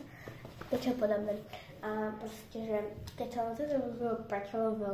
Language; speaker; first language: Slovak; non-native, local second language; Romany